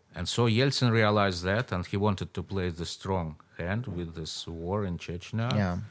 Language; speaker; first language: English; non-native, fluent; Russian